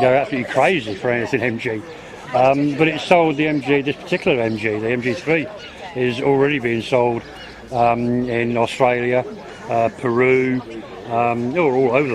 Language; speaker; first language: English; native; English